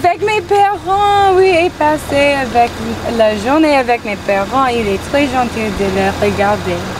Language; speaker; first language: French; non-native, learner; English